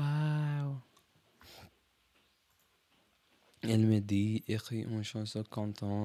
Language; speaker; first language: French; non-native, learner; English